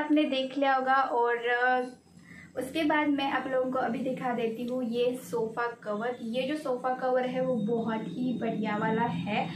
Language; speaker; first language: Hindi; non-native, local second language; Marathi